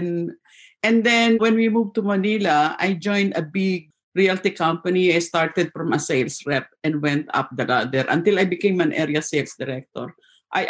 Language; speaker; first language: English; non-native, local second language; Filipino